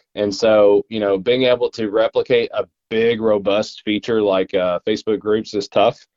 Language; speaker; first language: English; native; English